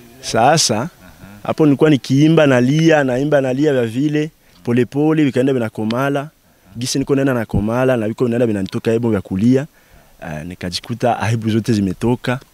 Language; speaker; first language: Swahili; non-native, local second language; Bembe